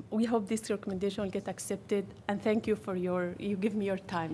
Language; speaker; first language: English; non-native, fluent; Arabic